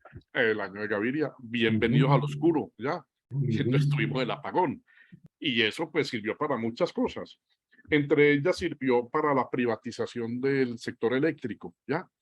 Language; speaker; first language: Spanish; native; Spanish